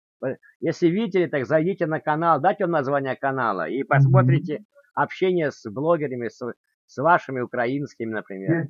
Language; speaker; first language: Russian; native; Russian